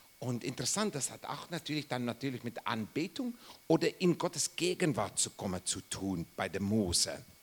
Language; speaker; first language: German; non-native, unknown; English